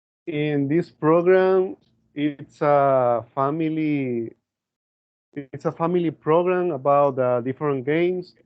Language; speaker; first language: English; non-native, learner; Spanish